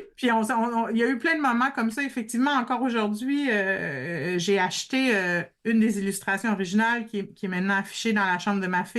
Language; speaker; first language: French; native; French